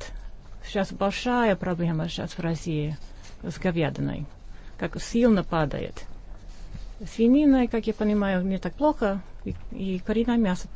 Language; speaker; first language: Russian; non-native, fluent; English